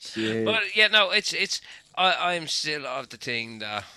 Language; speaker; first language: English; native; English